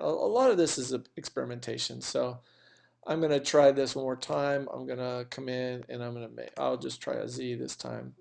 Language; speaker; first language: English; native; English